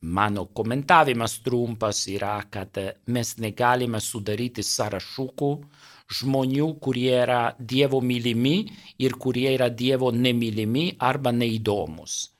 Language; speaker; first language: Lithuanian; non-native, fluent; Italian